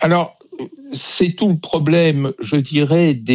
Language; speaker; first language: French; native; French